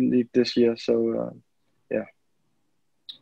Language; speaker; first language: English; non-native, fluent; Danish